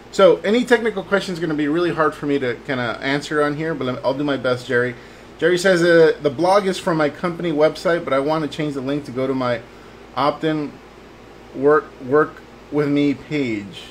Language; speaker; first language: English; native; English